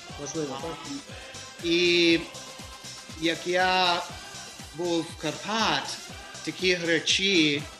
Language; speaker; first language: Ukrainian; early bilingual, heritage; Ukrainian